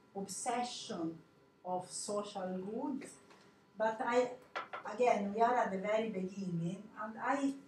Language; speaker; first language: English; non-native, fluent; Italian